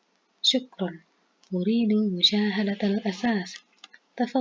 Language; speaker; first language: Arabic; non-native, fluent; Indonesian